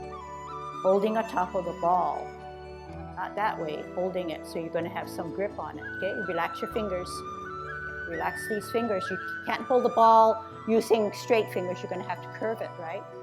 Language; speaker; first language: English; native; English